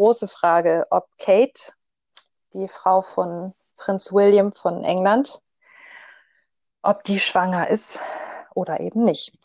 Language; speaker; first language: German; native; German